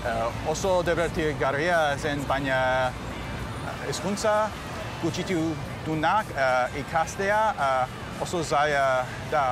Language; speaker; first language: Basque; non-native, learner; English